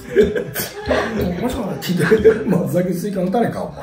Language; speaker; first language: Japanese; native; Japanese